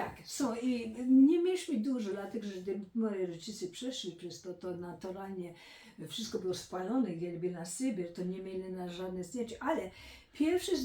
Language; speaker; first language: Polish; early bilingual, heritage; Polish